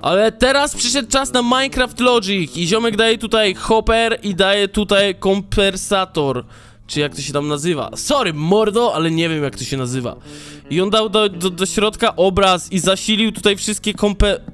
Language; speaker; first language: Polish; native; Polish